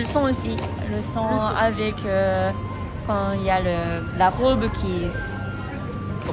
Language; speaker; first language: French; non-native, fluent; Japanese